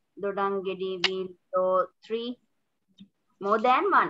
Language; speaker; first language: English; non-native, local second language; Sinhala